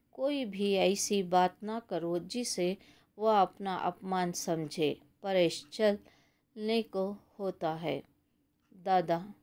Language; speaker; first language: Hindi; non-native, local second language; Kannada